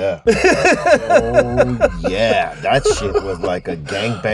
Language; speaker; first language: English; native; English